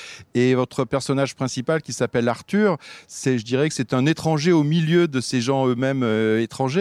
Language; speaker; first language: French; native; French